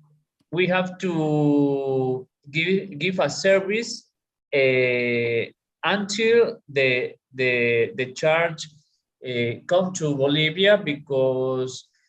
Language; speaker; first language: English; non-native, learner; Spanish